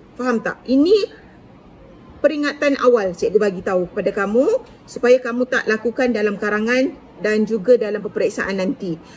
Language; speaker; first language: Malay; native; Malay